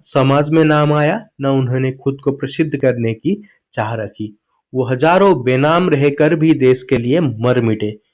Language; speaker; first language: Hindi; non-native, local second language; Assamese